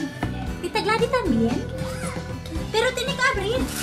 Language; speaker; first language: Spanish; non-native, learner; Cebuano